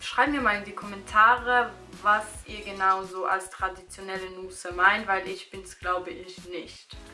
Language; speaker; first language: German; early bilingual, other home language; Albanian